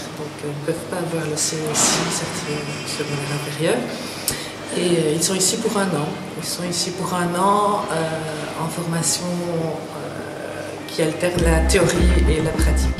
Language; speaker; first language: French; native; French